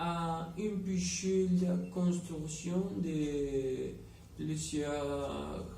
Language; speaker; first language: French; non-native, learner; Spanish